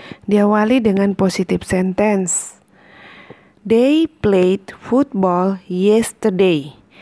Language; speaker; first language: English; non-native, fluent; Indonesian